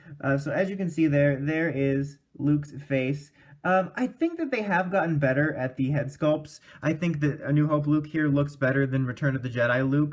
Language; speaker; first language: English; native; English